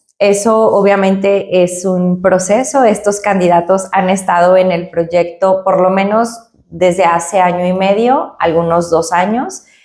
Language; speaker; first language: Spanish; native; Spanish